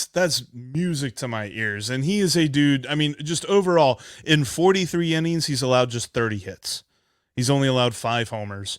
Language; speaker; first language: English; native; English